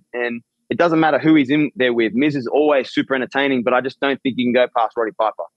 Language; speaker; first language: English; native; English